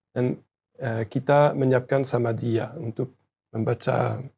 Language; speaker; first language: Indonesian; non-native, learner; French